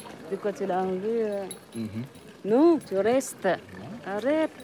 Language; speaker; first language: French; non-native, learner; Filipino